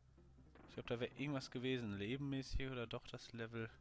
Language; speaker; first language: German; native; German